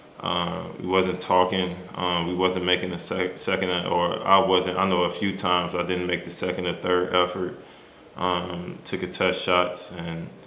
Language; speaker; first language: English; native; English